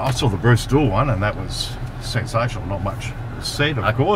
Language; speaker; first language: English; native; English